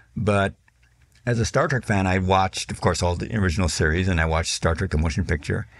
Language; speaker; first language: English; native; English